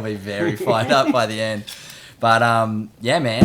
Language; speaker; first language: English; native; English